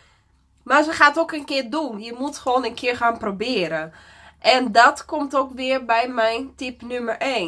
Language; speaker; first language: Dutch; non-native, fluent; Portuguese